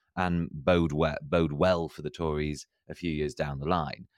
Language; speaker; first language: English; native; English